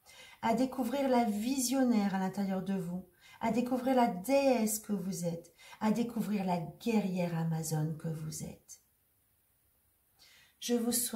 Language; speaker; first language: French; native; French